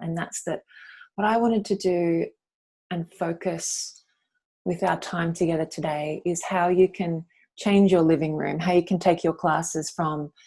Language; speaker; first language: English; native; English